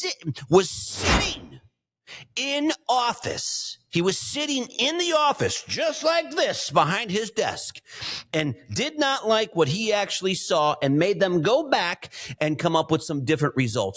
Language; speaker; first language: English; native; English